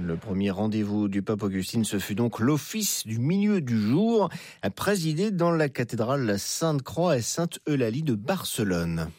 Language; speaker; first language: French; native; French